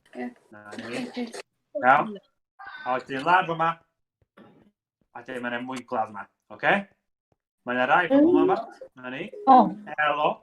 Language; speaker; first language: Welsh; native; Welsh